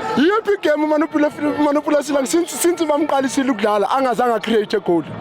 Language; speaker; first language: Zulu; non-native, local second language; Xhosa